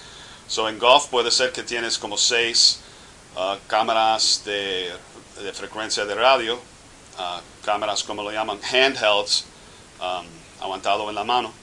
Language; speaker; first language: Spanish; non-native, fluent; English